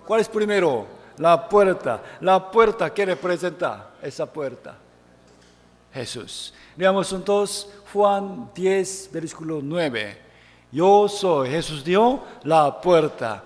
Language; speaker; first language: Spanish; non-native, fluent; Korean